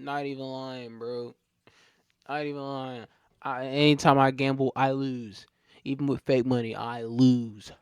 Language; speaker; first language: English; native; English